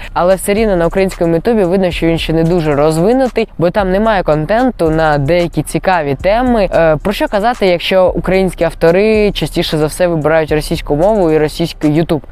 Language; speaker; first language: Ukrainian; non-native, local second language; Russian